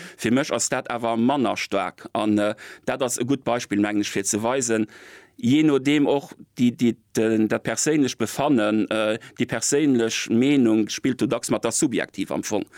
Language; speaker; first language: Luxembourgish; native; Luxembourgish